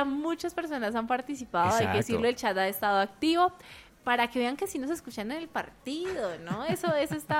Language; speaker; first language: Spanish; native; Spanish